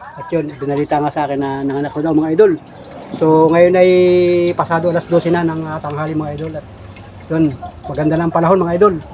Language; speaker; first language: Filipino; native; Filipino